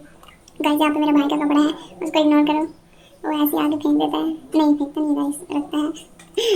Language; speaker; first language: Hindi; native; Hindi